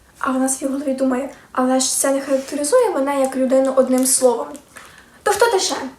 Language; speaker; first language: Ukrainian; native; Ukrainian